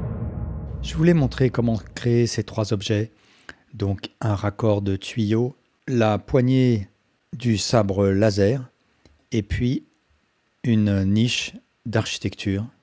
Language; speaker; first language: French; native; French